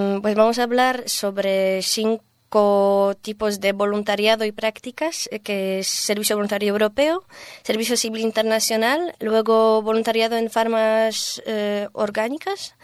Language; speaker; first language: Spanish; non-native, fluent; Polish